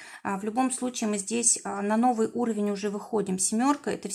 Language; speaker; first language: Russian; native; Russian